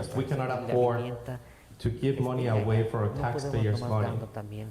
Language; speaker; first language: English; non-native, fluent; Spanish